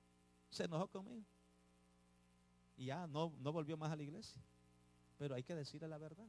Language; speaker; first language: Spanish; native; Spanish